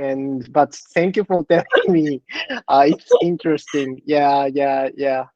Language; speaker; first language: English; non-native, learner; Japanese